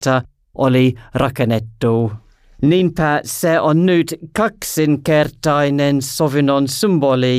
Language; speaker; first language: Finnish; non-native, learner; English